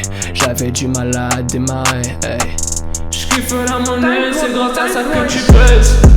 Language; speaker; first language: French; native; French